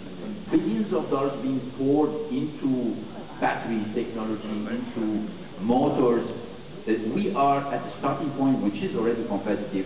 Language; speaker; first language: English; non-native, fluent; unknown